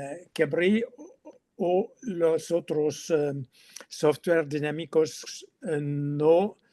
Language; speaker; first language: Spanish; non-native, learner; French